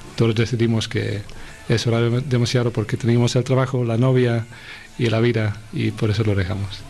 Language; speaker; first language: Spanish; non-native, fluent; Dutch